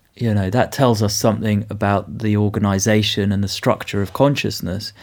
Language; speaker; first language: English; native; English